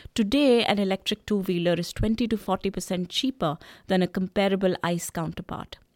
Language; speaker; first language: English; non-native, local second language; Hindi